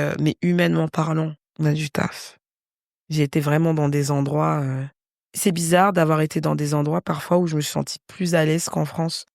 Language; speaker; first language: French; native; French